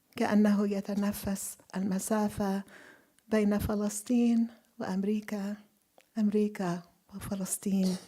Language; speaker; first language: Arabic; early bilingual, other home language; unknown